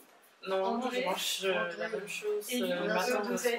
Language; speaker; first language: French; non-native, fluent; English